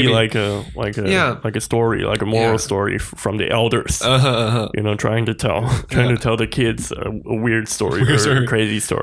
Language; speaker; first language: English; non-native, fluent; Chinese